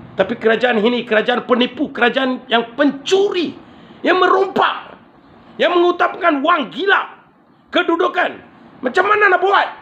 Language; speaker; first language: Malay; non-native, local second language; Tamil